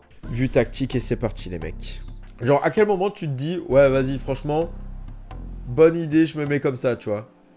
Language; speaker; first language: French; native; French